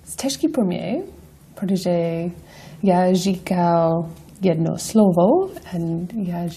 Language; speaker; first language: Czech; non-native, learner; English